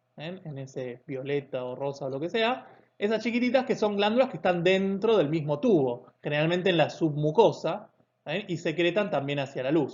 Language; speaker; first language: Spanish; native; Spanish